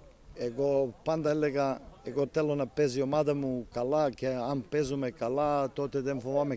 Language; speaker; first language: Greek; non-native, fluent; Serbian